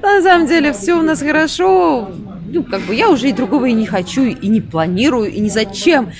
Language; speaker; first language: Russian; native; Russian